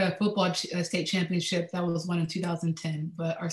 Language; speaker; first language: English; native; English